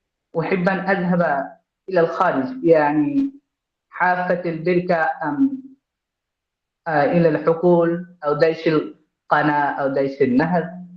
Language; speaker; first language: Arabic; non-native, learner; Bangla